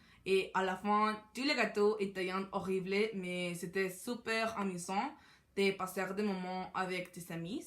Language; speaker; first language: French; non-native, learner; Spanish